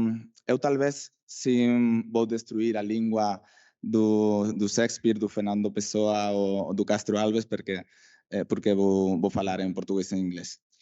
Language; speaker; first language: Portuguese; non-native, fluent; Spanish